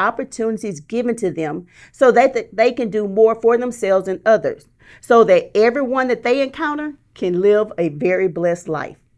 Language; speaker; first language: English; native; English